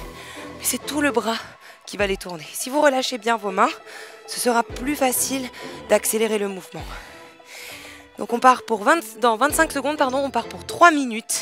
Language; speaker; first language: French; native; French